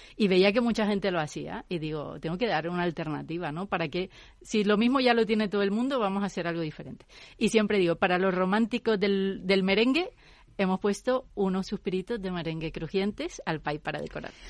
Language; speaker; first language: Spanish; native; Spanish